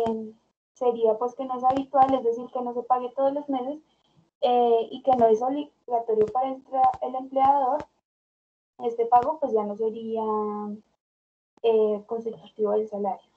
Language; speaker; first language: Spanish; native; Spanish